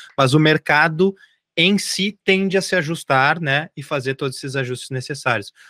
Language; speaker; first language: Portuguese; native; Portuguese